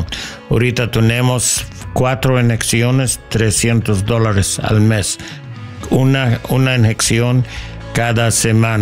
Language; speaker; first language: Spanish; non-native, learner; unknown